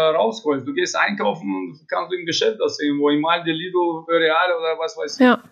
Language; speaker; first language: German; non-native, fluent; Russian